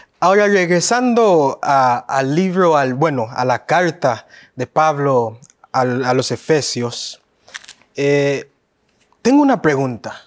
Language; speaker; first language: Spanish; early bilingual, heritage; Spanish